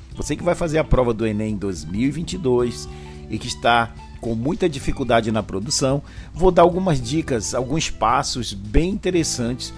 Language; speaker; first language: Portuguese; native; Portuguese